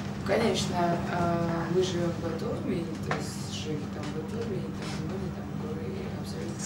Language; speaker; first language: Russian; non-native, fluent; Georgian